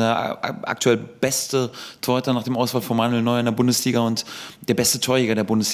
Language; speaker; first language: German; native; German